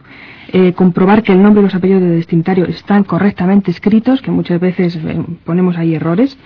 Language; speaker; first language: Spanish; native; Spanish